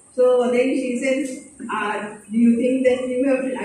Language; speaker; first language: English; non-native, local second language; Sinhala